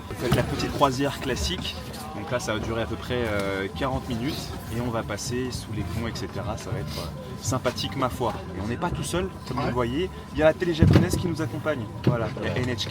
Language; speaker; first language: French; native; French